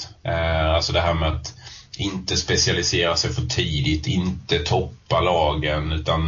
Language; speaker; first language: Swedish; native; Swedish